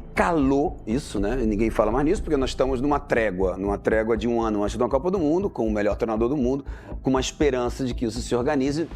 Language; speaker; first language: Portuguese; native; Portuguese